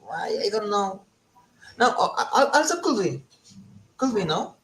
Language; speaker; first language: English; non-native, learner; Spanish